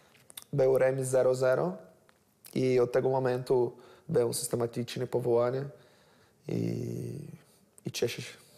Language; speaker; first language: Polish; non-native, learner; Portuguese